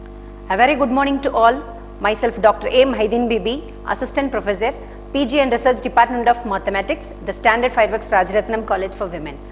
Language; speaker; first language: English; non-native, local second language; Tamil